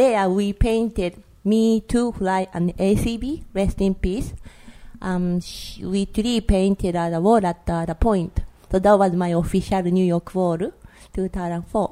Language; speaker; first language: English; non-native, learner; Japanese